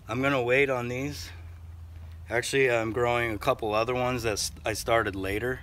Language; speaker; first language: English; native; English